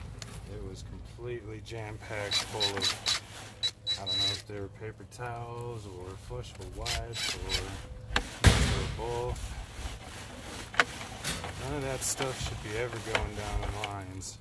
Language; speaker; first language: English; native; English